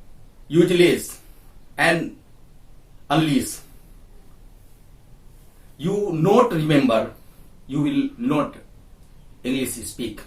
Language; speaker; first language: English; non-native, learner; Hindi